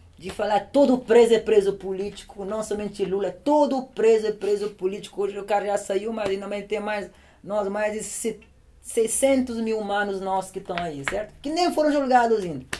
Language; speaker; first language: Portuguese; non-native, local second language; Kabuverdianu